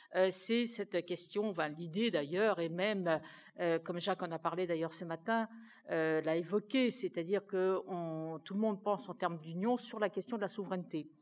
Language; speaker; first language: French; native; French